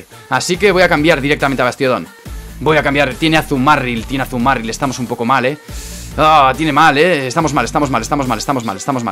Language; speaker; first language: Spanish; native; Spanish